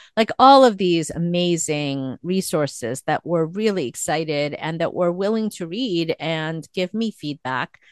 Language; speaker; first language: English; early bilingual, other home language; Korean